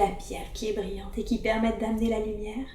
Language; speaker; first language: French; native; French